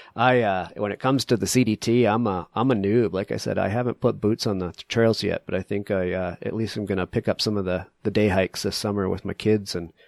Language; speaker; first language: English; native; English